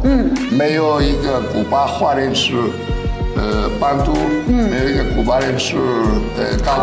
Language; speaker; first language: Chinese; non-native, fluent; Spanish